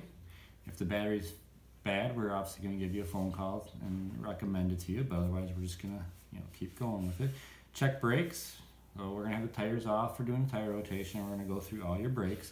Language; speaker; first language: English; native; English